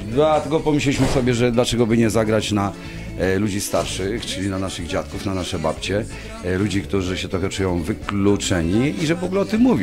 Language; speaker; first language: Polish; native; Polish